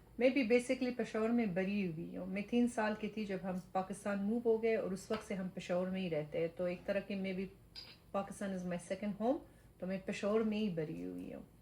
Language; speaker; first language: Urdu; non-native, fluent; Persian